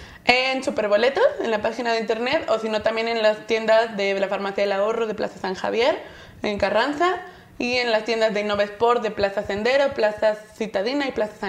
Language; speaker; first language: Spanish; native; Spanish